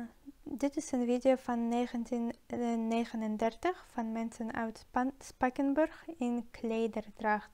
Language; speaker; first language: Dutch; non-native, learner; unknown